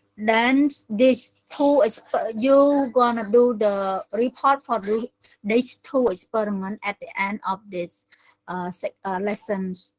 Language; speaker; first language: English; non-native, learner; Khmer